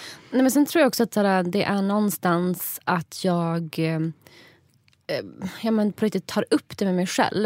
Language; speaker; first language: Swedish; native; Swedish